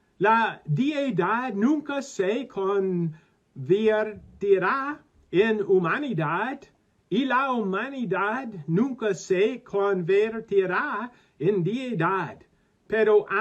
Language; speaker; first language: Spanish; non-native, learner; English